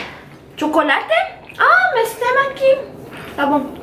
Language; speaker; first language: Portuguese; non-native, learner; French